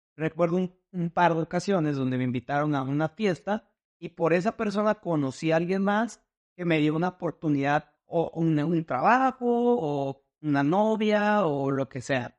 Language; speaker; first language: Spanish; native; Spanish